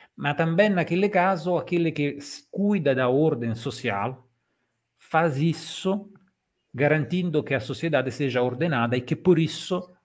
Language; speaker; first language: Portuguese; non-native, fluent; Italian